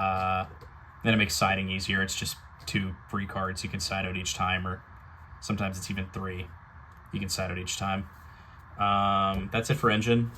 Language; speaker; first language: English; native; English